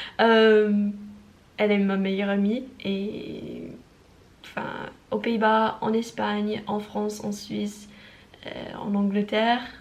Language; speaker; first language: French; non-native, learner; English